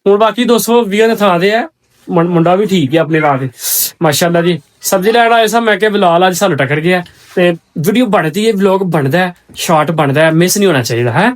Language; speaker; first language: Urdu; non-native, local second language; Punjabi